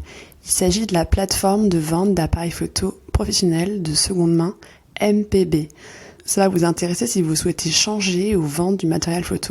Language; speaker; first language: French; native; French